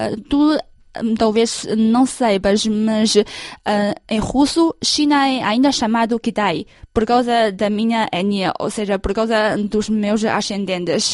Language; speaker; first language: Portuguese; non-native, fluent; Chinese